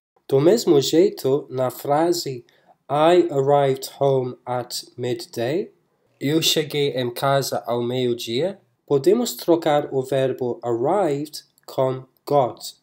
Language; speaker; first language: Portuguese; non-native, fluent; English